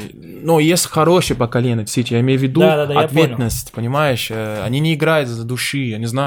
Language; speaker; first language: Russian; non-native, learner; Portuguese